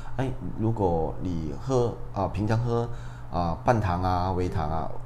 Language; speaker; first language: Chinese; non-native, fluent; Cantonese